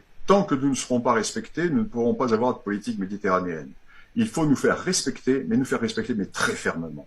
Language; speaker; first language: French; native; French